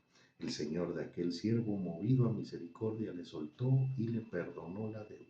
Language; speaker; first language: Spanish; native; Spanish